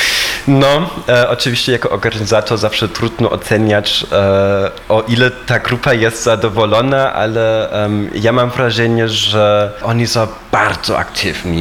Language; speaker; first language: Polish; non-native, fluent; German